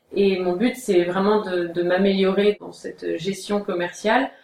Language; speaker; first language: French; native; French